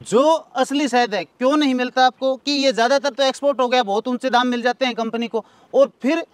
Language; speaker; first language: Hindi; native; Hindi